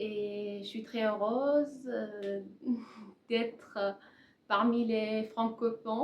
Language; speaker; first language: French; non-native, learner; Persian